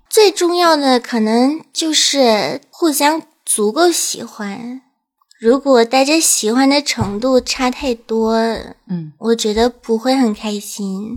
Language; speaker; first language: Chinese; non-native, fluent; English